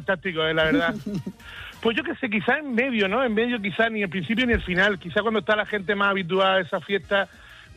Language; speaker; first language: Spanish; native; Spanish